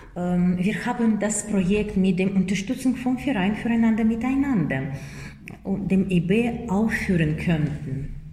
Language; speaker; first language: German; non-native, fluent; Russian